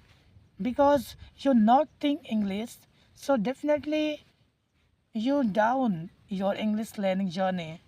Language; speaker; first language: English; non-native, learner; Hindi